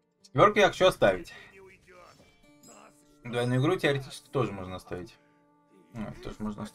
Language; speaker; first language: Russian; native; Russian